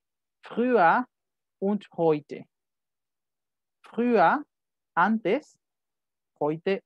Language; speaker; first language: German; non-native, fluent; Spanish